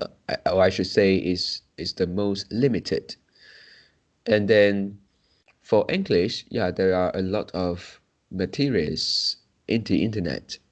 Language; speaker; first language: English; non-native, local second language; Chinese